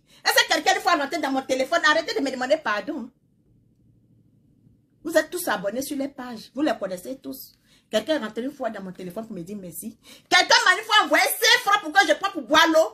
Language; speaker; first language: French; non-native, local second language; Baoulé